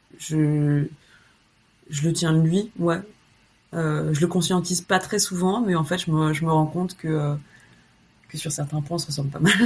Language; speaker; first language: French; early bilingual, other home language; Chinese